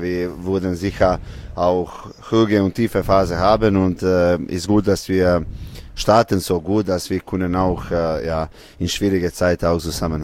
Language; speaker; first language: German; non-native, fluent; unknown